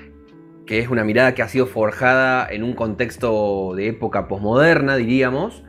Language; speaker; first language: Spanish; native; Spanish